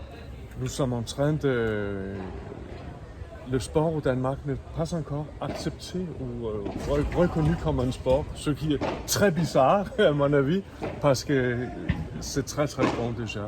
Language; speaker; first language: French; non-native, fluent; Danish